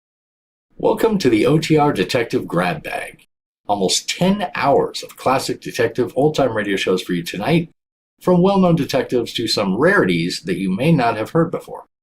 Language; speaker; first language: English; native; English